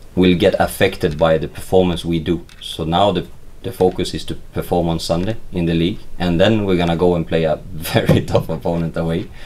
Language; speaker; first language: English; non-native, fluent; Swedish